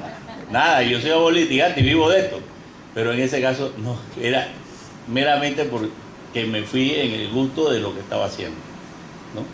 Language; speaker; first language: Spanish; native; Spanish